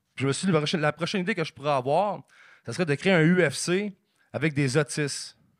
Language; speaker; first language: French; native; French